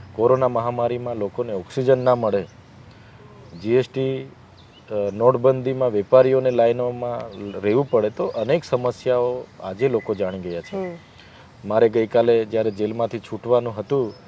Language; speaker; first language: Gujarati; non-native, local second language; Vasavi